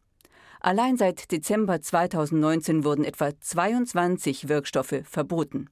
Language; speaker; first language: German; native; German